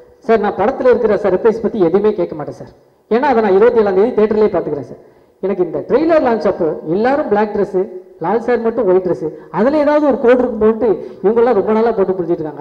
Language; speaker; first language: Tamil; native; Tamil